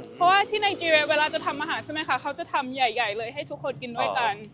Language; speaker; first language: Thai; native; Thai